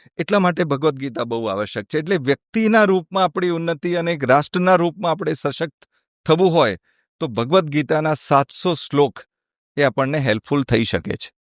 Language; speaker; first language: Gujarati; non-native, fluent; Malayalam